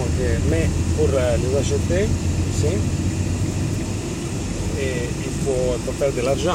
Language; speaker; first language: French; non-native, fluent; Italian